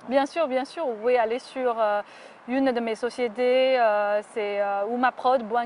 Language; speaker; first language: French; non-native, fluent; Chinese